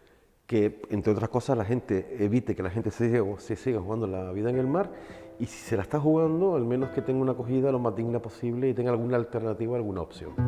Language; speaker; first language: Spanish; native; Spanish